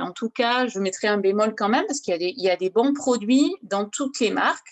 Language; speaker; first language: French; native; French